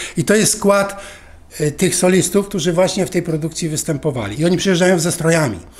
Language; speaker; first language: Polish; native; Polish